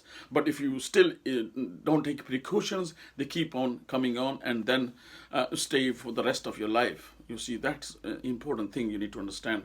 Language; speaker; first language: English; non-native, local second language; Urdu